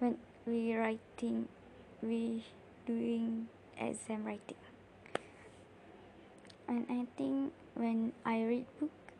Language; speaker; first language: English; non-native, learner; Malay